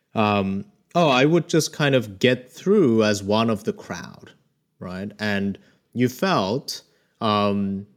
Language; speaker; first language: English; early bilingual, other home language; Korean